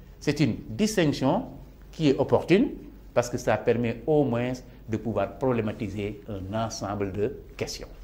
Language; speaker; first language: French; non-native, local second language; Serer